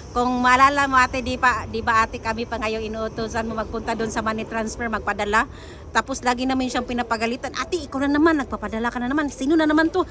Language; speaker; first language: Filipino; non-native, local second language; Cebuano